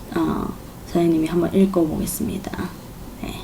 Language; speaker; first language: Korean; non-native, fluent; Chinese